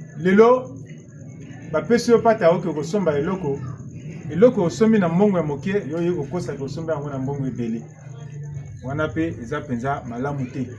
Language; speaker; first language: Lingala; non-native, local second language; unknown